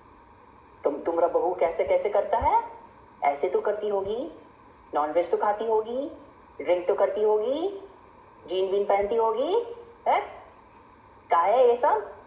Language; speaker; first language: Hindi; non-native, fluent; English